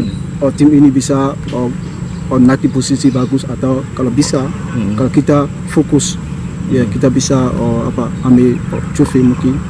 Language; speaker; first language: Indonesian; non-native, learner; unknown